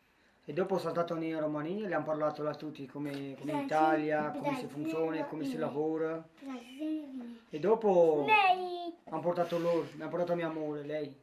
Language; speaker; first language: Italian; non-native, learner; Romanian